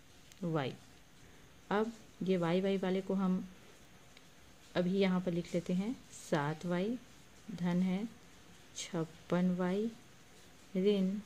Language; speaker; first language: Hindi; native; Hindi